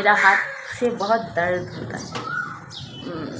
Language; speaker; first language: Hindi; non-native, local second language; Bangla